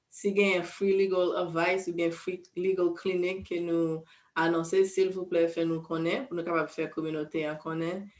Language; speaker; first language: French; non-native, local second language; Haitian Creole